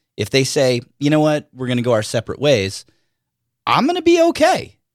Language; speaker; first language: English; native; English